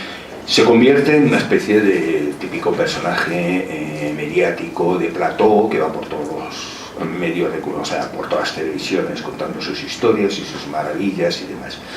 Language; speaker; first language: Spanish; native; Spanish